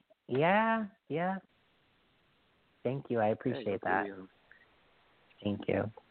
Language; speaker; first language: English; native; English